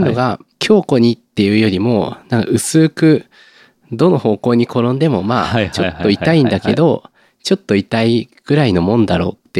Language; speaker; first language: Japanese; native; Japanese